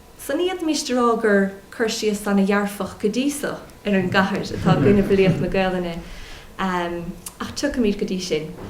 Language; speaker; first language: Irish; non-native, local second language; English